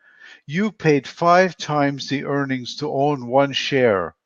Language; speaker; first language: English; non-native, fluent; Spanish